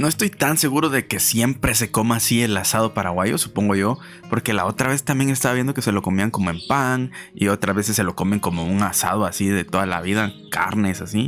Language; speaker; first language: Spanish; native; Spanish